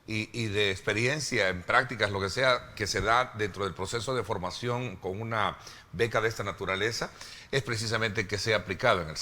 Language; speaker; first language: Spanish; native; Spanish